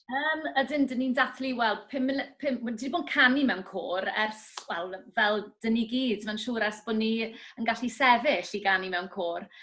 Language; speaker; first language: Welsh; native; Welsh